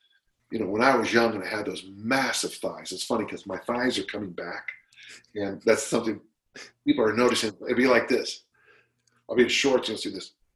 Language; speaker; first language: English; native; English